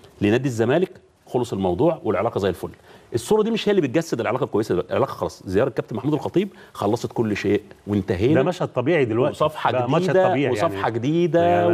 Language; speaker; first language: Arabic; native; Arabic